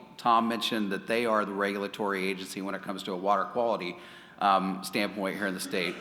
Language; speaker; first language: English; native; English